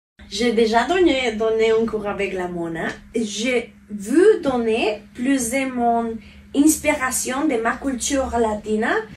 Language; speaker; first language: French; non-native, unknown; Spanish